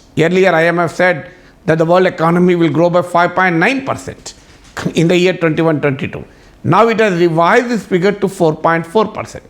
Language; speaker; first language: English; non-native, local second language; Telugu